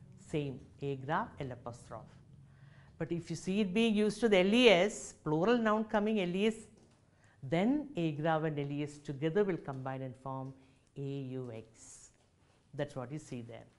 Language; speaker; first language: English; non-native, local second language; Malayalam